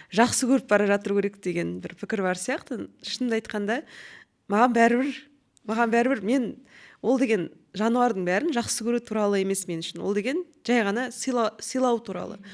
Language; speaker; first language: Kazakh; native; Kazakh